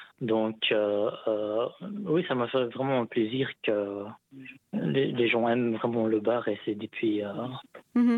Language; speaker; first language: French; non-native, local second language; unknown